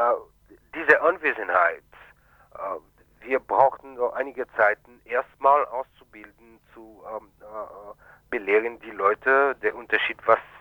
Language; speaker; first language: German; non-native, fluent; Haitian Creole